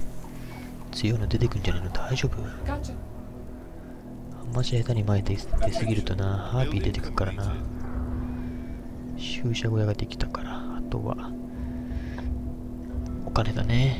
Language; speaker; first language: Japanese; native; Japanese